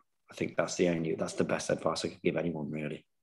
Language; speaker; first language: English; native; English